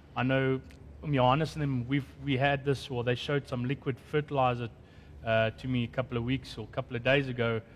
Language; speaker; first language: English; non-native, local second language; Afrikaans